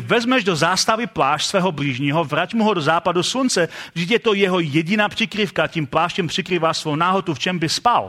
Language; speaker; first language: Czech; native; Czech